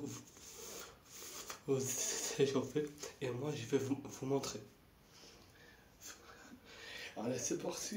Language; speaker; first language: French; non-native, fluent; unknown